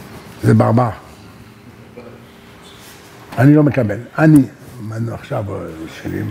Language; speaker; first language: Hebrew; non-native, learner; French